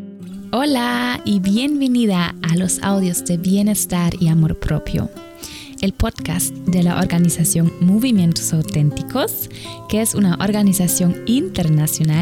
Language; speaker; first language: Spanish; non-native, fluent; German